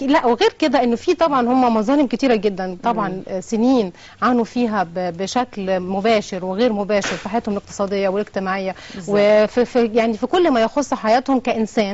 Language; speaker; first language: Arabic; native; Arabic